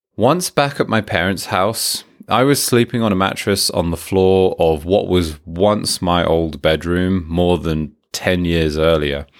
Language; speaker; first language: English; native; English